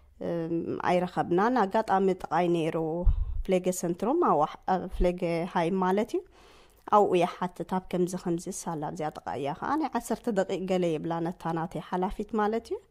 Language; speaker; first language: Tigrinya; native; Tigrinya